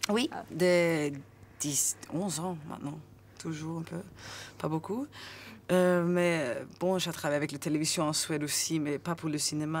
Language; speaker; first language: French; non-native, learner; Swedish